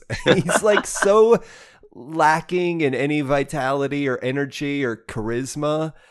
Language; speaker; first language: English; native; English